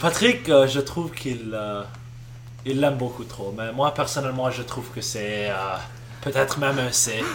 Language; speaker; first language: French; non-native, local second language; English